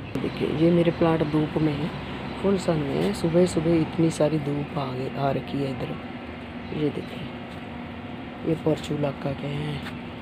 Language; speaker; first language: Hindi; non-native, local second language; Punjabi